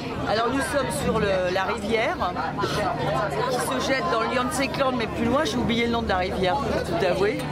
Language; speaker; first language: French; native; French